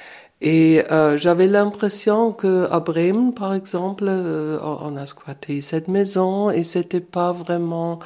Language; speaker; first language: French; non-native, fluent; German